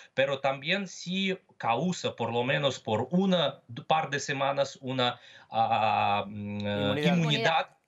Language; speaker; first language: Spanish; non-native, fluent; Russian